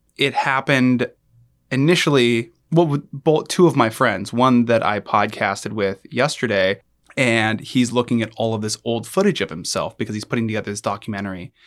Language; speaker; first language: English; native; English